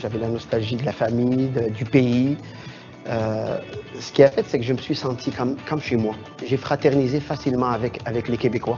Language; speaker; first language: French; non-native, local second language; Arabic